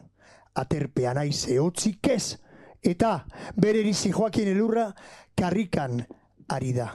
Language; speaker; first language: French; non-native, fluent; Basque